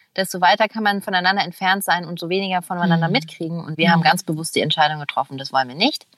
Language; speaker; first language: German; native; German